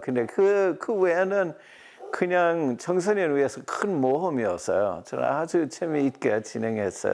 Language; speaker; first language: Korean; non-native, fluent; English